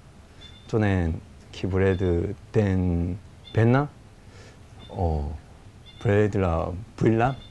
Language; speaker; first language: Vietnamese; non-native, learner; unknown